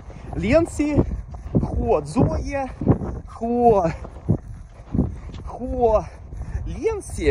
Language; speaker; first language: Chinese; non-native, learner; Russian